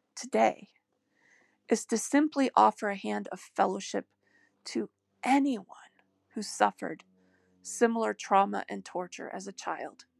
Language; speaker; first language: English; native; English